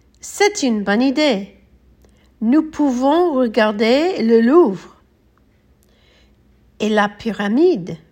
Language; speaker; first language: French; non-native, learner; English